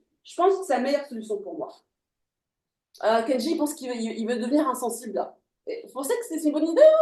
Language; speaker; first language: French; native; French